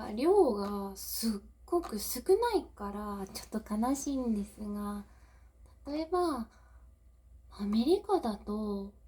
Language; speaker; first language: Japanese; non-native, learner; English